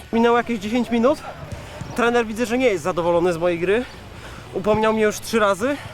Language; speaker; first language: Polish; native; Polish